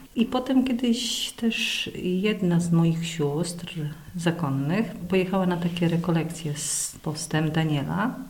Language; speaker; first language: Polish; native; Polish